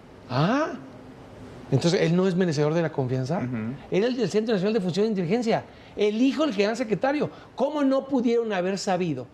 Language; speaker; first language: Spanish; native; Spanish